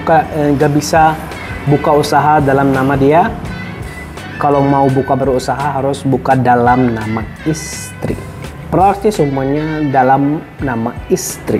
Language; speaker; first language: Indonesian; non-native, fluent; Arabic